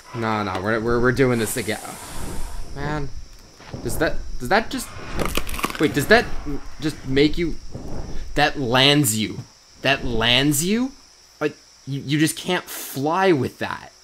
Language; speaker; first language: English; native; English